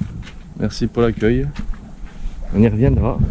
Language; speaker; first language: French; native; French